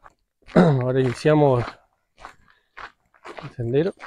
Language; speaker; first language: Spanish; native; Spanish